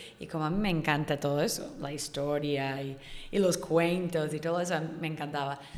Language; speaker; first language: Spanish; non-native, fluent; English